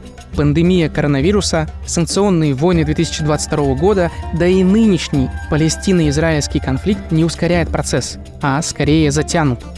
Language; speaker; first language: Russian; native; Russian